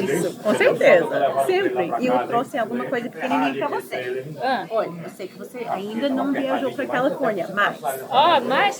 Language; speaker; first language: Portuguese; early bilingual, heritage; Portuguese